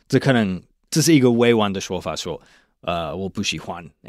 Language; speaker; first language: Chinese; non-native, fluent; English